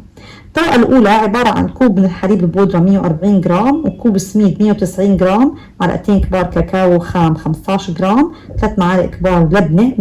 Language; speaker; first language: Arabic; native; Arabic